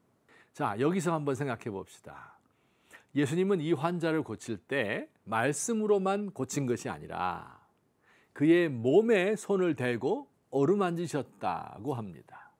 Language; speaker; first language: Korean; native; Korean